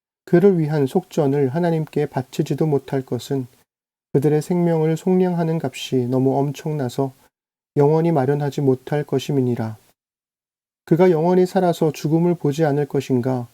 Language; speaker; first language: Korean; native; Korean